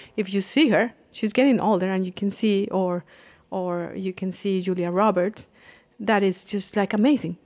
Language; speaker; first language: English; non-native, fluent; Spanish